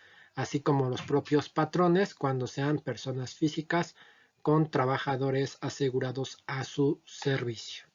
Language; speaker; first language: Spanish; native; Spanish